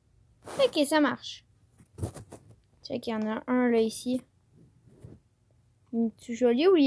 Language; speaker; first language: French; native; French